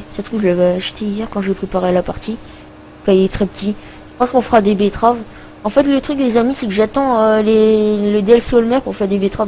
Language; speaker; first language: French; native; French